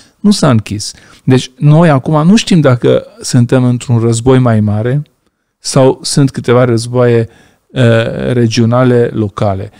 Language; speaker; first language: Romanian; non-native, local second language; Hungarian